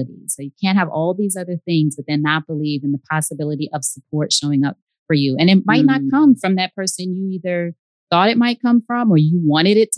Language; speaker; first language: English; native; English